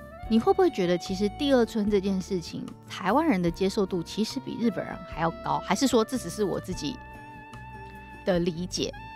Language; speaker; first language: Chinese; native; Chinese